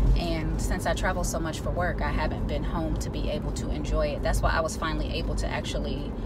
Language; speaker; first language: English; native; English